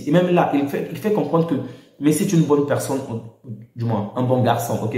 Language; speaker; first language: French; native; French